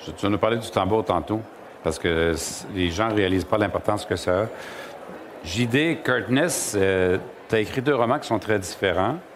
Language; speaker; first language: French; native; French